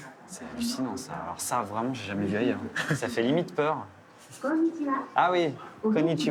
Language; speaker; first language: French; native; French